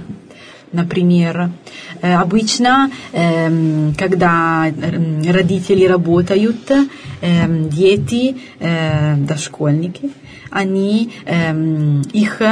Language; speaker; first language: Russian; non-native, fluent; Italian